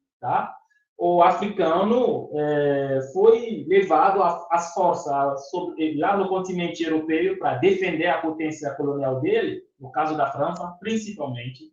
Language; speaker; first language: Portuguese; non-native, fluent; Fon